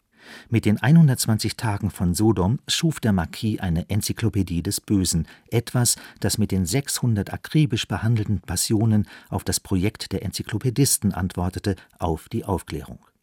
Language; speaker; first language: German; native; German